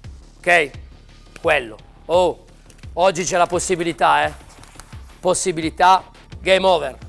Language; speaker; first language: Italian; native; Italian